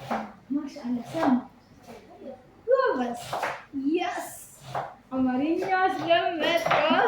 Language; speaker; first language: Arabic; non-native, learner; Amharic